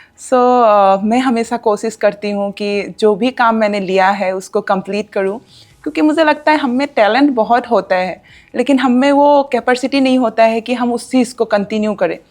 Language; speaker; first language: Hindi; non-native, local second language; Assamese